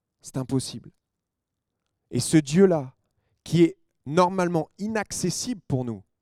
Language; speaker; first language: French; native; French